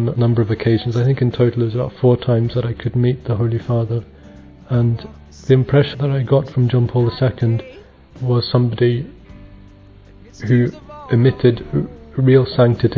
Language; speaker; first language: English; native; English